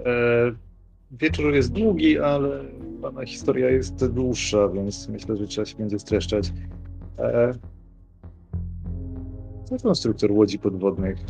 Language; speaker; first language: Polish; native; Polish